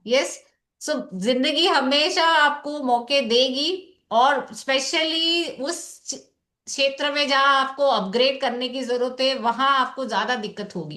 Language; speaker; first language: Hindi; native; Hindi